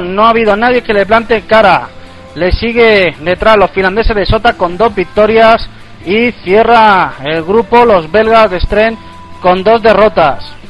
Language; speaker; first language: Spanish; native; Spanish